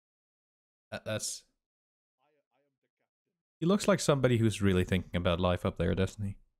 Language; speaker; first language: English; native; English